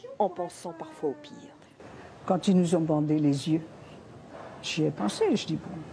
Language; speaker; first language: French; native; French